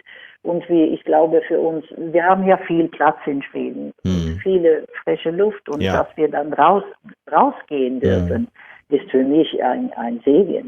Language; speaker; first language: German; non-native, fluent; Swedish